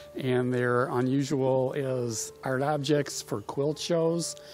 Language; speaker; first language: English; native; English